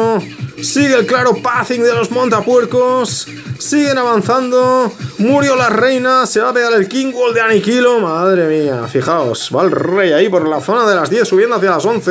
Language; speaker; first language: Spanish; native; Spanish